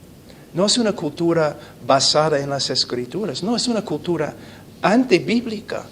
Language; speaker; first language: Spanish; non-native, fluent; English